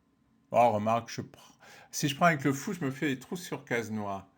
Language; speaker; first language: French; native; French